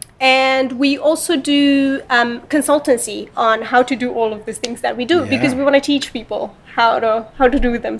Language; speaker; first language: English; non-native, fluent; Romanian